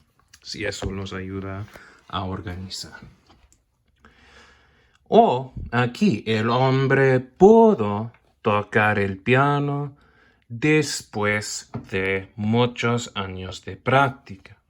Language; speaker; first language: Spanish; non-native, fluent; English